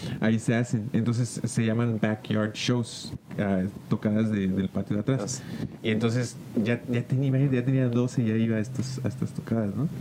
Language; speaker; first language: Spanish; early bilingual, heritage; Spanish